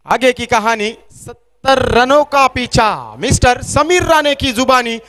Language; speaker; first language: Hindi; non-native, local second language; Marathi